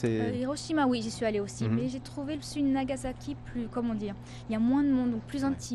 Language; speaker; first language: French; native; French